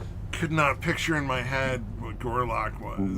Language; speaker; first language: English; native; English